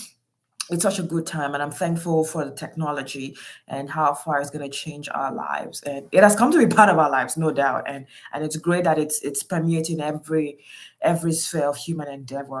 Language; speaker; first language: English; non-native, local second language; Yoruba